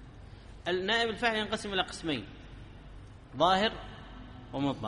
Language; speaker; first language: Arabic; native; Arabic